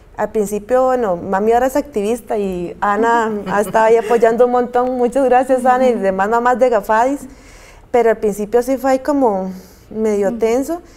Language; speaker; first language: Spanish; native; Spanish